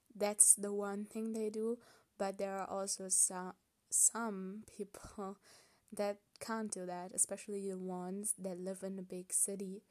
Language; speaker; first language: English; non-native, fluent; German